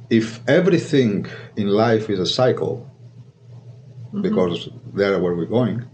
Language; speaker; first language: English; non-native, fluent; Greek